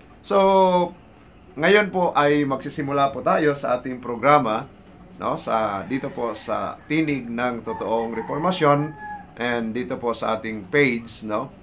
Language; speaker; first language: Filipino; non-native, local second language; Cebuano